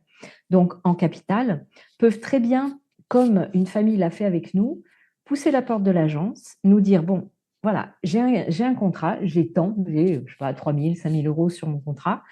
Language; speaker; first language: French; native; French